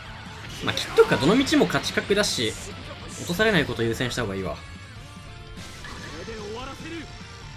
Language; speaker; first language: Japanese; native; Japanese